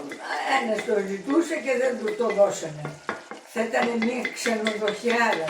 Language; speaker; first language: Greek; non-native, learner; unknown